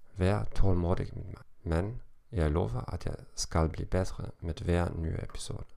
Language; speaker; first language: Norwegian; non-native, learner; German